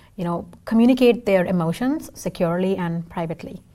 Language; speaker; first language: English; non-native, local second language; Tamil